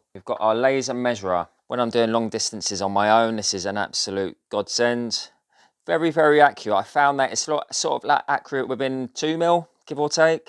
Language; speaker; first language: English; native; English